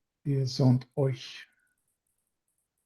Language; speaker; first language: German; non-native, learner; English